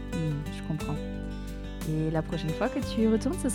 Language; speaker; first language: French; native; French